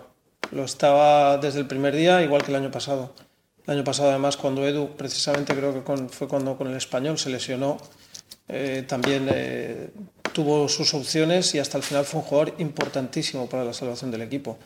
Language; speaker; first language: Spanish; native; Spanish